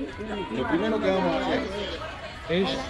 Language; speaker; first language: Spanish; native; Spanish